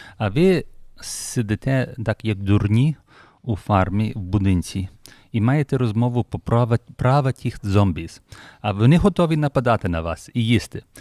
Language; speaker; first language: Ukrainian; early bilingual, heritage; Ukrainian